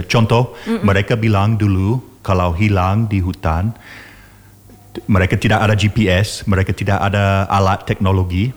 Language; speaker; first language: Indonesian; non-native, learner; English